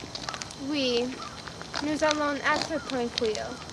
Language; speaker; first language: French; non-native, learner; English